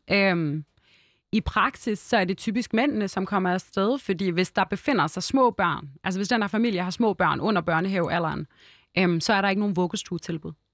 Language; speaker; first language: Danish; early bilingual, other home language; Arabic